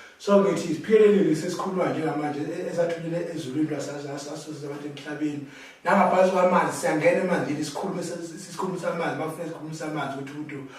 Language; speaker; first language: Zulu; native; Zulu